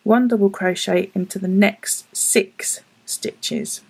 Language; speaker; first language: English; native; English